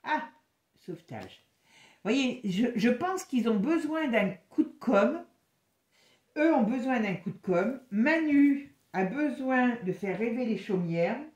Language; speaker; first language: French; native; French